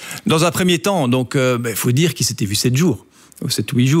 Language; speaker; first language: French; native; French